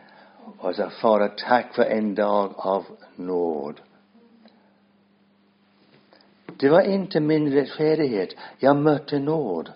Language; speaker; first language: Swedish; non-native, fluent; English